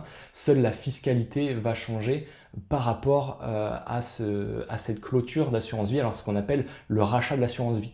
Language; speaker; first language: French; native; French